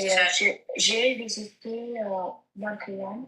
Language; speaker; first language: French; non-native, learner; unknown